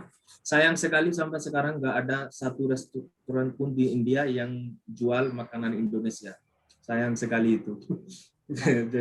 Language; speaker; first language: Indonesian; non-native, fluent; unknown